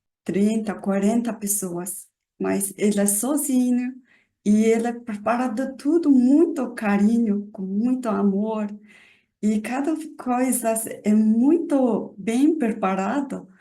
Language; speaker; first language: Portuguese; non-native, learner; Mongolian